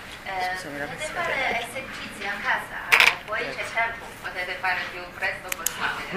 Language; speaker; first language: Italian; non-native, learner; Chinese